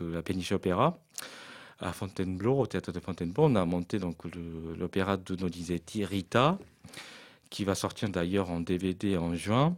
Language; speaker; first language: French; non-native, fluent; Japanese